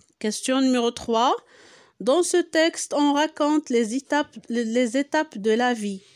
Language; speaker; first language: French; non-native, local second language; Arabic